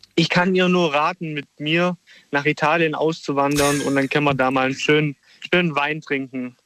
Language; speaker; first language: German; early bilingual, other home language; Italian